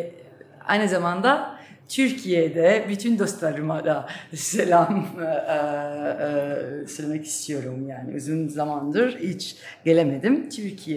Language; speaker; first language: Turkish; non-native, fluent; Italian